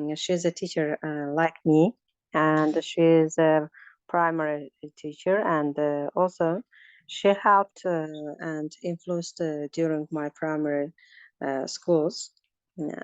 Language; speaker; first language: English; non-native, learner; Azerbaijani